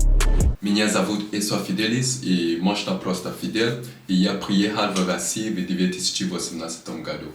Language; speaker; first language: Russian; non-native, fluent; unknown